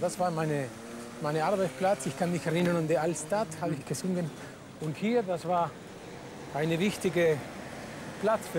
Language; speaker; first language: German; non-native, fluent; Spanish